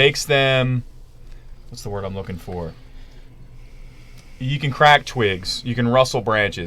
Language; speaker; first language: English; native; English